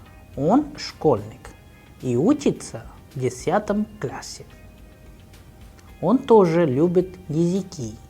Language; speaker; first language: Russian; non-native, fluent; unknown